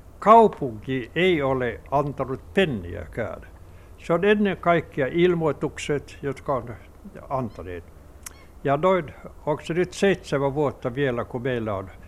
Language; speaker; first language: Finnish; non-native, local second language; Swedish